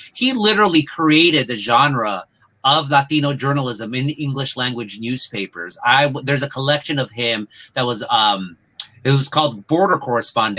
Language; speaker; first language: English; early bilingual, other home language; Spanish